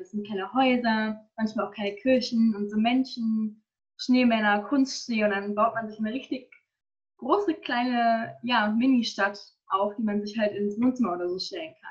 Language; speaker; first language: German; native; German